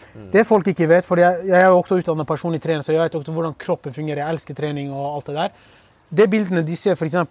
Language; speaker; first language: Norwegian; early bilingual, other home language; Kurdish